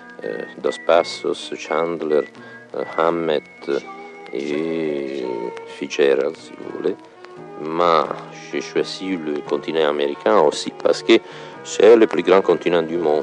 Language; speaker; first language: French; non-native, fluent; Italian